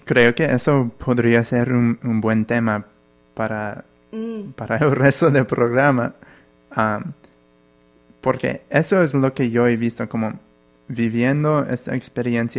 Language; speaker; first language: Spanish; non-native, fluent; English